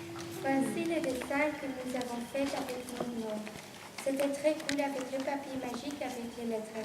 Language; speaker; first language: French; non-native, local second language; Dutch